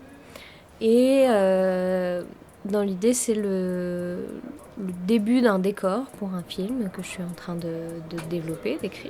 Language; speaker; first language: French; native; French